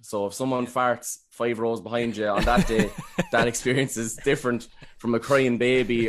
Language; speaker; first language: English; native; English